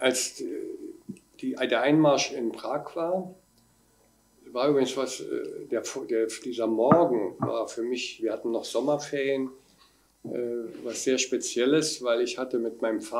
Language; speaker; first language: German; native; German